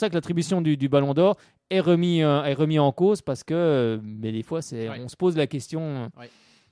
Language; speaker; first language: French; native; French